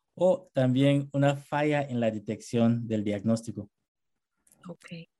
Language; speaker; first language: Spanish; non-native, fluent; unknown